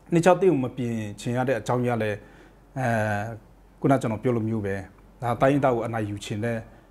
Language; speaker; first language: Burmese; non-native, local second language; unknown